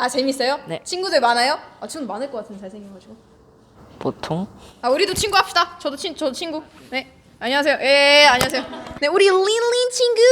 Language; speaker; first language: Korean; non-native, fluent; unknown